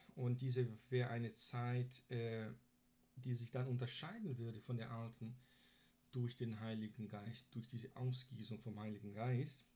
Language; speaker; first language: German; non-native, fluent; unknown